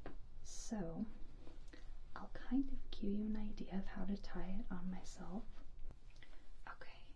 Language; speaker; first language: English; native; English